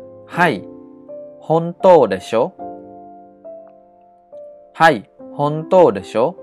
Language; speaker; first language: Japanese; non-native, fluent; Khmer